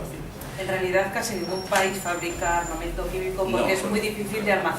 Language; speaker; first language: Spanish; native; Spanish